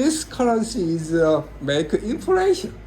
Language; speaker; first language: English; non-native, learner; Korean